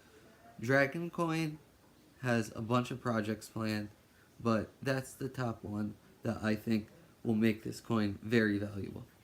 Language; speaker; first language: English; native; English